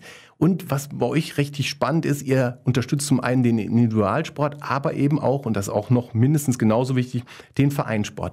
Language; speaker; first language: German; native; German